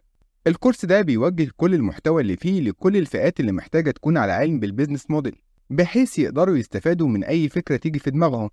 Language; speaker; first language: Arabic; native; Arabic